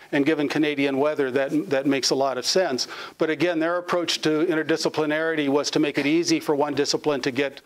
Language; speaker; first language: English; native; English